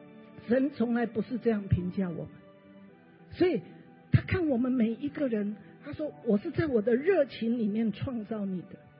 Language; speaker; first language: Chinese; native; Chinese